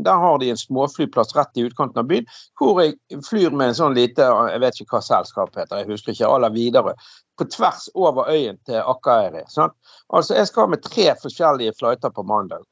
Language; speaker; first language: Norwegian; native; Norwegian